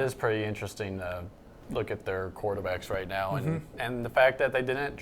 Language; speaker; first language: English; native; English